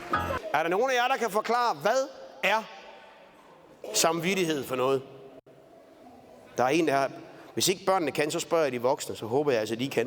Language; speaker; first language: Danish; native; Danish